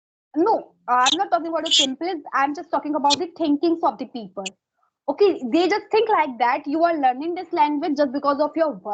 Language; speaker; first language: English; non-native, fluent; Hindi